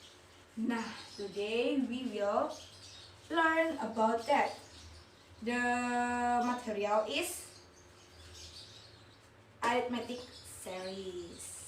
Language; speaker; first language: English; non-native, learner; Indonesian